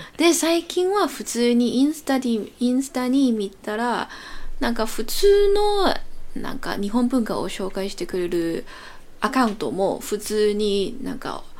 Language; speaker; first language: Japanese; non-native, learner; Cantonese